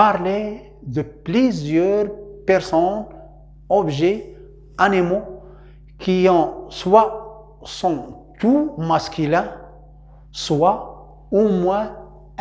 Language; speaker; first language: French; non-native, local second language; Arabic